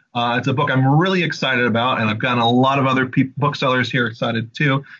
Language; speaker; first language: English; native; English